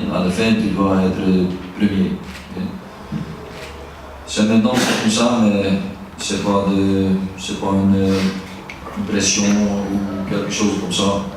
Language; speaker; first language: French; non-native, learner; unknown